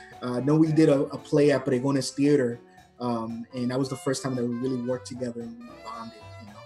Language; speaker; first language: English; early bilingual, other home language; Spanish